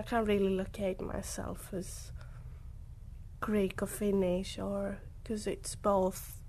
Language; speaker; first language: English; non-native, fluent; Greek